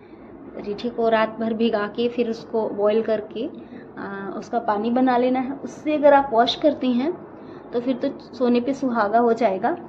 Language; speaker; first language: Hindi; native; Hindi